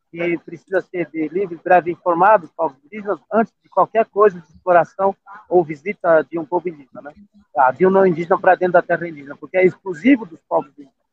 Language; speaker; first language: Portuguese; non-native, local second language; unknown